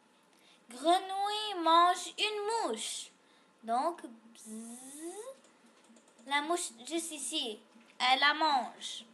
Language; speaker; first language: French; non-native, local second language; English